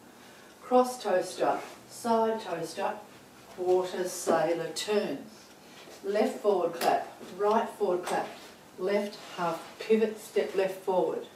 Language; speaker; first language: English; native; English